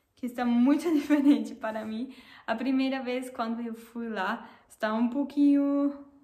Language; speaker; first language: Portuguese; non-native, learner; German